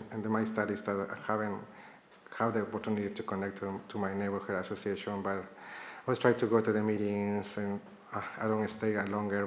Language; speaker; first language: English; non-native, fluent; Spanish